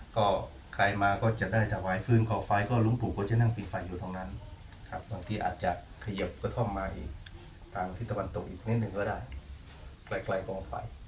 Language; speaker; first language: Thai; native; Thai